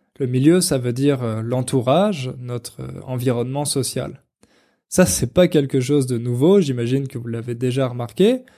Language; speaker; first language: French; native; French